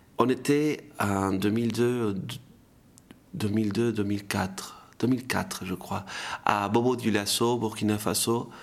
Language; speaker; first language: French; non-native, fluent; Spanish